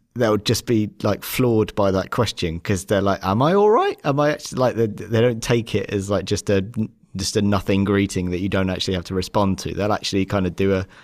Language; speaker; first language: English; native; English